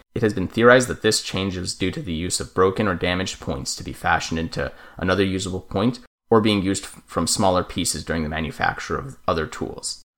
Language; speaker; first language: English; native; English